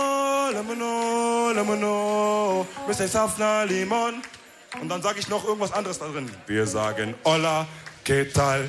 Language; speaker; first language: German; early bilingual, other home language; Wolof